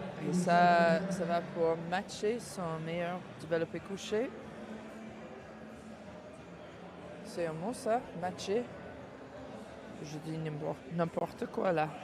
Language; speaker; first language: French; non-native, fluent; English